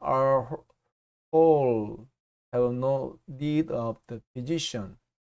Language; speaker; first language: English; non-native, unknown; Korean